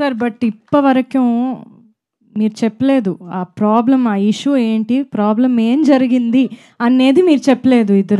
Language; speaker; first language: Telugu; non-native, fluent; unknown